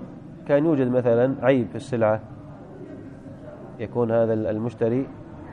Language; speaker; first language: Arabic; native; Arabic